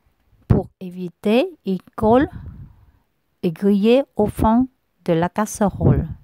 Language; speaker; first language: French; non-native, learner; Vietnamese